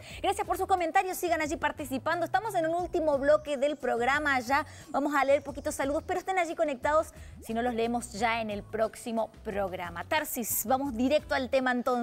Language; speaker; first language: Spanish; native; Spanish